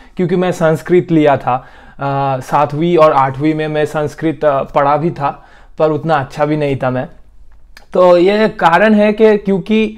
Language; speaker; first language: Hindi; non-native, local second language; Bangla